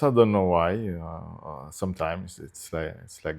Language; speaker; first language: English; non-native, fluent; Italian